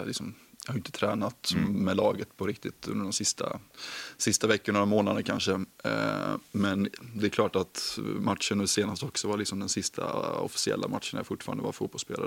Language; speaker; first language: Swedish; native; Swedish